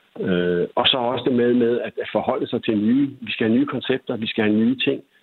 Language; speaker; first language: Danish; native; Danish